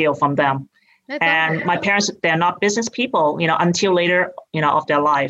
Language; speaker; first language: English; native; English